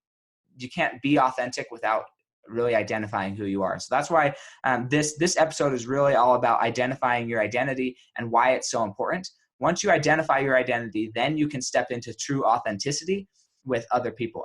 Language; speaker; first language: English; native; English